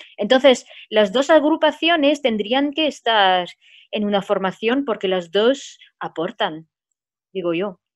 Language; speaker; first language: Spanish; non-native, fluent; French